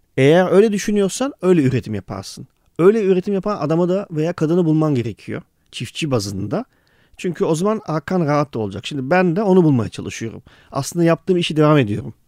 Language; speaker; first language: Turkish; early bilingual, heritage; Turkish